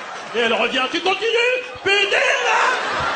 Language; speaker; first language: French; early bilingual, other home language; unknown